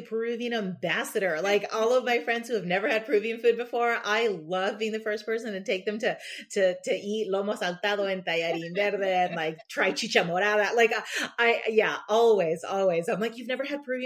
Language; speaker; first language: English; early bilingual, other home language; Spanish